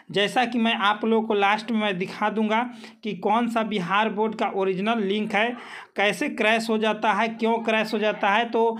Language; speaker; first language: Hindi; native; Hindi